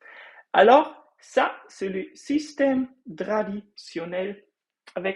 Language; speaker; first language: French; non-native, fluent; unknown